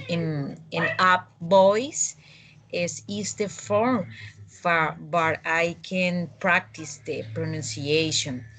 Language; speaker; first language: English; non-native, learner; Spanish